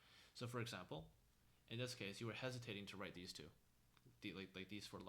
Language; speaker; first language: English; native; English